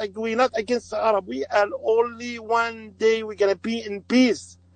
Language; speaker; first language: English; non-native, learner; Arabic